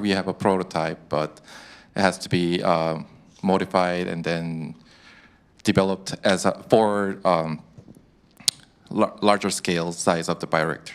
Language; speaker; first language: English; non-native, fluent; Korean